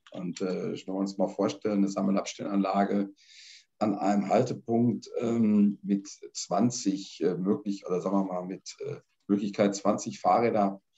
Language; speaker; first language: German; native; German